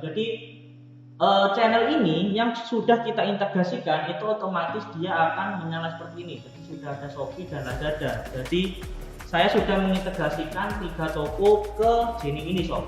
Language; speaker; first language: Indonesian; native; Indonesian